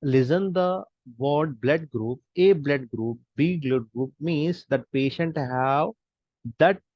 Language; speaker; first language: English; non-native, local second language; Hindi